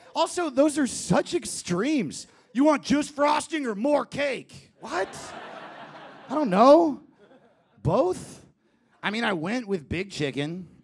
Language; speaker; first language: English; native; English